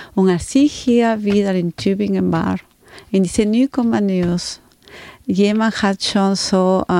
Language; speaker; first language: German; non-native, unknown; Spanish